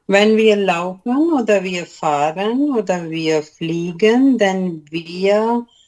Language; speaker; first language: German; non-native, learner; Urdu